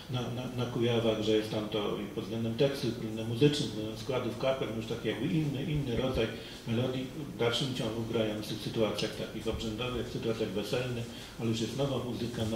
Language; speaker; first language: Polish; native; Polish